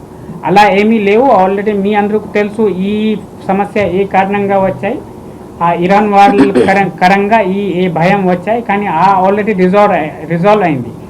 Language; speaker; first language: Telugu; non-native, fluent; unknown